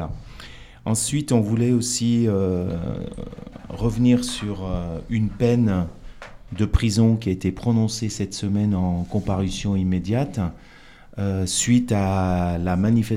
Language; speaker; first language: French; native; French